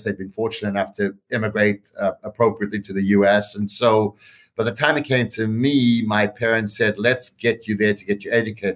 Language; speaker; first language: English; native; English